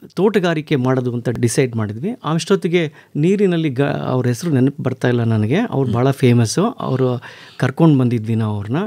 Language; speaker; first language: Kannada; native; Kannada